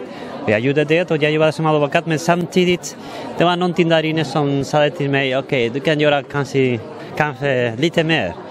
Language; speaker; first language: Swedish; non-native, fluent; Spanish